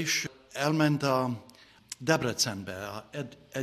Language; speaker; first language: Hungarian; non-native, learner; English